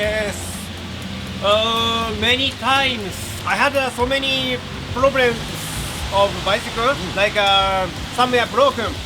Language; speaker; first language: English; non-native, learner; Japanese